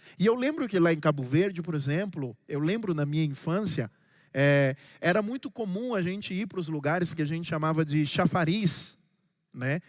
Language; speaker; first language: Portuguese; non-native, local second language; Kabuverdianu